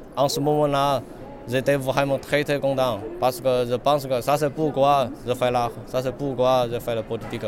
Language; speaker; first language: French; non-native, learner; Chinese